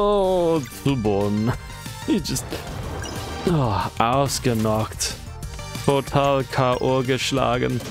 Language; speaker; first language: German; non-native, fluent; English